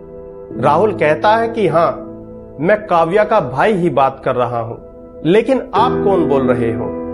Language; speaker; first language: Hindi; native; Hindi